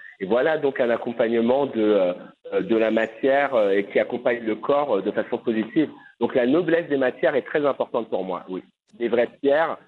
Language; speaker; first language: French; native; French